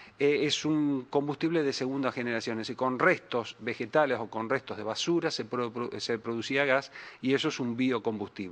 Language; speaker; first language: Spanish; native; Spanish